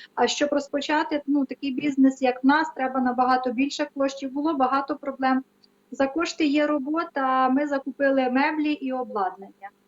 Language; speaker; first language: Ukrainian; native; Ukrainian